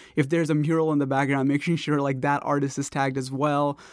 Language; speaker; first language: English; non-native, local second language; Telugu